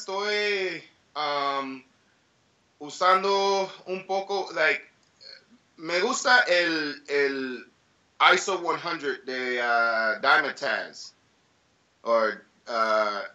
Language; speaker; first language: Spanish; early bilingual, heritage; English